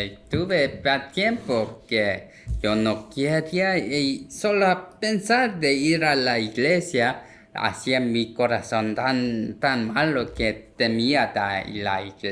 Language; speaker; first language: Spanish; non-native, learner; Korean